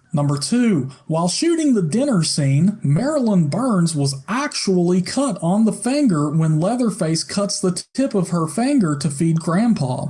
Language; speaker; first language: English; native; English